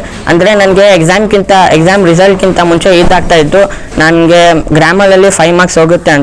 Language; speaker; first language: Kannada; non-native, local second language; Urdu